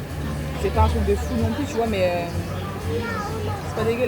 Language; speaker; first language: French; native; French